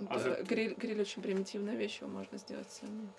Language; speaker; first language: German; non-native, fluent; Russian